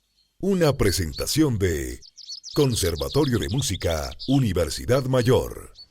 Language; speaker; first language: Spanish; native; Spanish